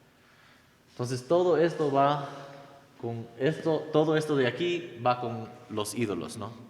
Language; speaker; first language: Spanish; non-native, fluent; English